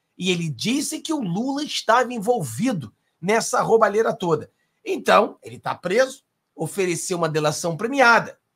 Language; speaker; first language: Portuguese; non-native, fluent; Spanish